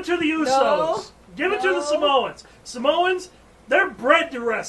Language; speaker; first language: English; native; English